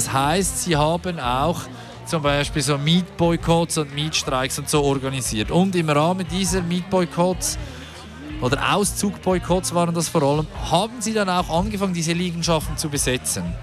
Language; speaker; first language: German; native; German